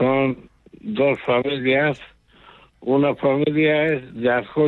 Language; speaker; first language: Spanish; non-native, local second language; Basque